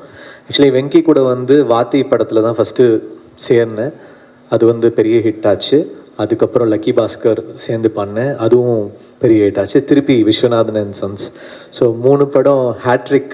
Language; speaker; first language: Tamil; native; Tamil